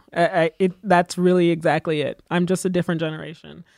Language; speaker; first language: English; early bilingual, other home language; Haitian Creole